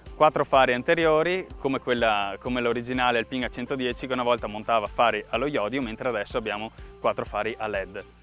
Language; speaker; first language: Italian; native; Italian